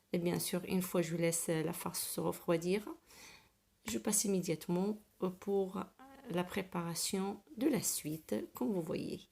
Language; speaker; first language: French; non-native, local second language; Arabic